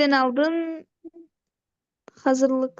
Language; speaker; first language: Turkish; non-native, learner; Kyrgyz